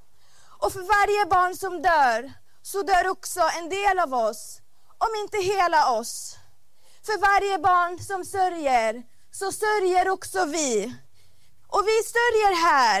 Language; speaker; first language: Swedish; non-native, fluent; Arabic